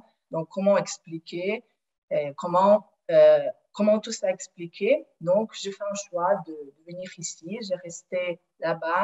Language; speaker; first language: French; non-native, fluent; Ukrainian